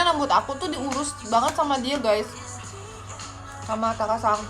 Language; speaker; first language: Indonesian; native; Indonesian